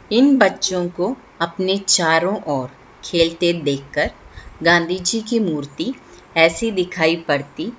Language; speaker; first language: Hindi; non-native, local second language; Malayalam